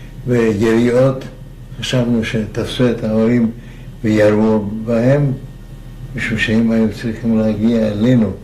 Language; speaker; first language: Hebrew; non-native, fluent; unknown